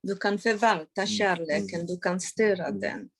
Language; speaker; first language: Swedish; non-native, fluent; Polish